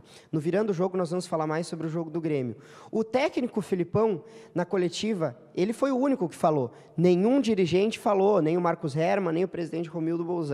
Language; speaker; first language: Portuguese; native; Portuguese